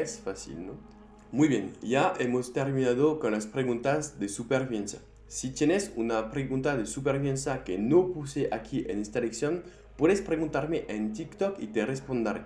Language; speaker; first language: Spanish; non-native, fluent; French